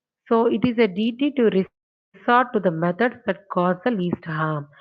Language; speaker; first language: English; non-native, local second language; Telugu